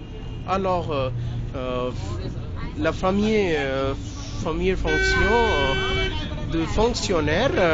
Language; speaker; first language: French; non-native, learner; Hindi